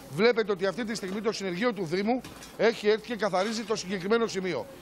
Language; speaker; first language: Greek; native; Greek